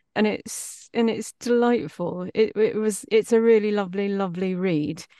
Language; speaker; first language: English; native; English